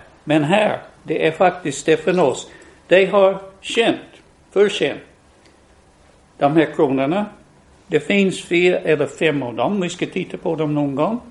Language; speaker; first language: Swedish; non-native, fluent; English